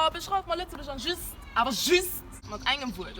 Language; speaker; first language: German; non-native, local second language; Luxembourgish